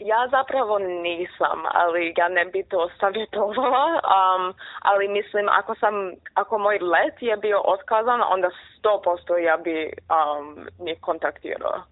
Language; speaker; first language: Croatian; early bilingual, heritage; Croatian